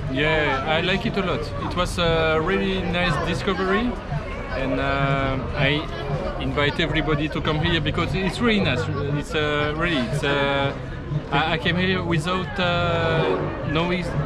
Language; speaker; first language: English; non-native, learner; French